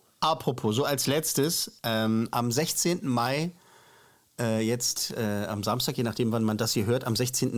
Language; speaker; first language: German; native; German